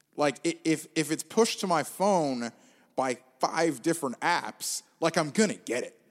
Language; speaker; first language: English; native; English